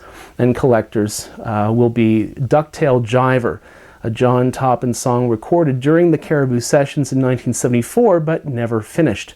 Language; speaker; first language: English; native; English